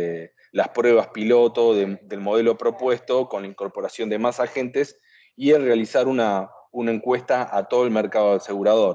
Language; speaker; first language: Spanish; native; Spanish